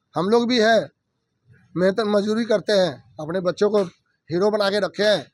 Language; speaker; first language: Hindi; native; Hindi